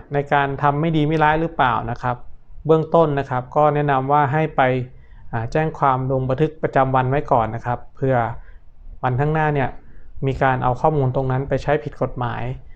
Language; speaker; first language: Thai; native; Thai